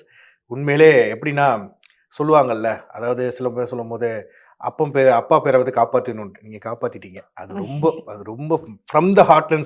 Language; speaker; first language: Tamil; native; Tamil